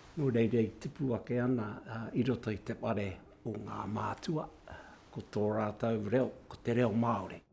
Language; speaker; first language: Māori; native; Māori